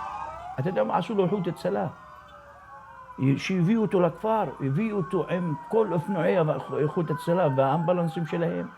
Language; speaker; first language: Hebrew; non-native, local second language; Arabic